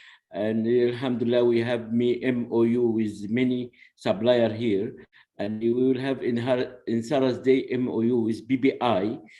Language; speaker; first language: English; non-native, learner; Arabic